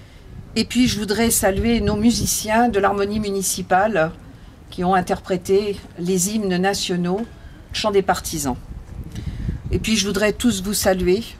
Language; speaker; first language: French; native; French